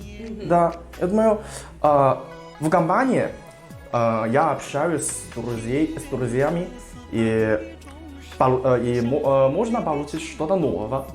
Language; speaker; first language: Russian; non-native, learner; Chinese